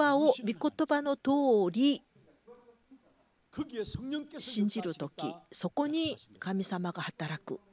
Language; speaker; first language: Japanese; non-native, fluent; Korean